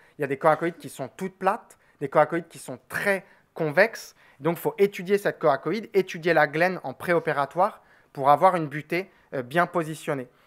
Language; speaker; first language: French; native; French